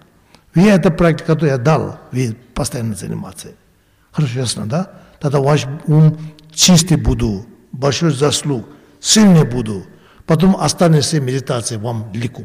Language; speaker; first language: Russian; non-native, learner; Tibetan